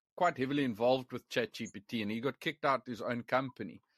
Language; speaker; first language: English; non-native, local second language; Afrikaans